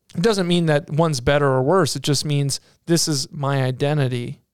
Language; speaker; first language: English; native; English